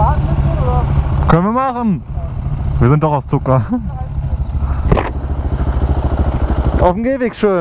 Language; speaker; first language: German; native; German